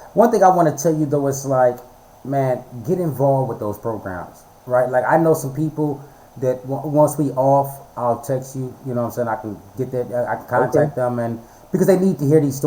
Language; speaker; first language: English; native; English